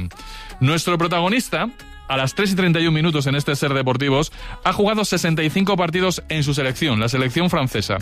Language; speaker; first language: Spanish; native; Spanish